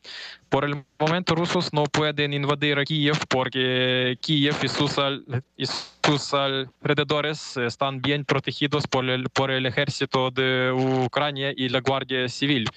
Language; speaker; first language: Spanish; non-native, fluent; Ukrainian